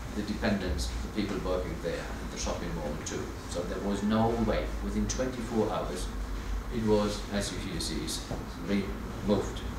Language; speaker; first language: English; non-native, fluent; German